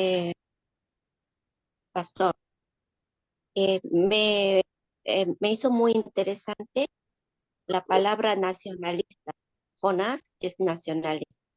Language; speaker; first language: Spanish; non-native, learner; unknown